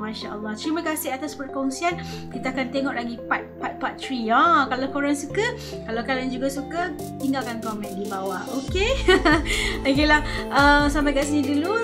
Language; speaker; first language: Malay; native; Malay